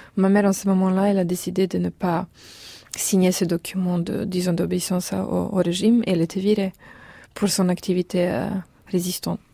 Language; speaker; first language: French; non-native, fluent; Serbian